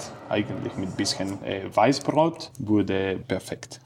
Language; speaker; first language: German; non-native, learner; Spanish